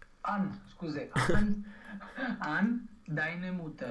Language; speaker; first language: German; non-native, learner; Romanian